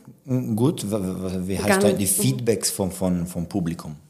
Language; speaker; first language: German; non-native, local second language; Italian